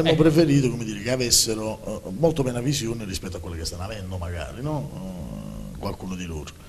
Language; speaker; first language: Italian; native; Italian